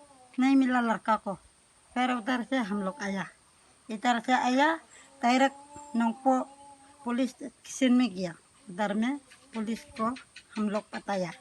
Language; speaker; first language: Hindi; non-native, local second language; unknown